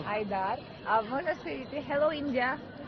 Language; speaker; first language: Russian; non-native, learner; Hindi